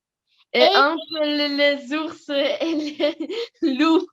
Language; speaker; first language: French; non-native, learner; Russian